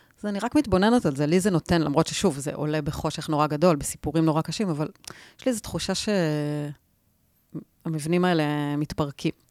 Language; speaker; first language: Hebrew; native; Hebrew